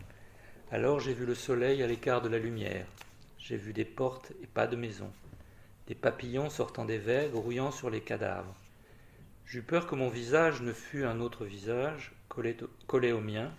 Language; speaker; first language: French; native; French